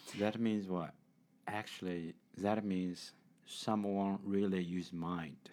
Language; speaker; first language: English; non-native, learner; Chinese